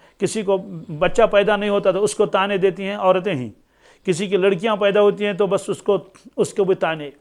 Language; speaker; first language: Urdu; non-native, local second language; Kashmiri